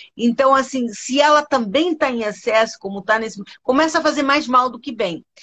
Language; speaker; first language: Portuguese; early bilingual, other home language; Spanish